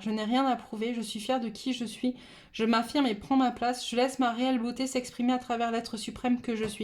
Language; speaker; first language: French; native; French